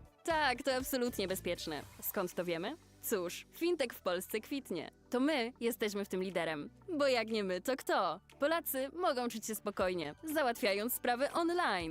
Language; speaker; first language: Polish; native; Polish